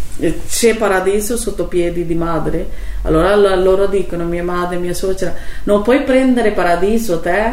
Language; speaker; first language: Italian; non-native, learner; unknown